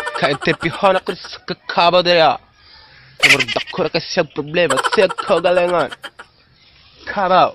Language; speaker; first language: Cebuano; non-native, learner; Korean